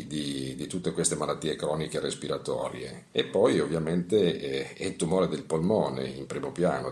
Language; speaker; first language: Italian; native; Italian